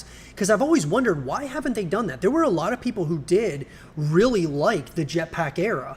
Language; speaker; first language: English; native; English